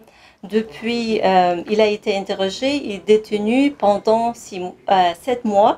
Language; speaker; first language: French; non-native, fluent; Kazakh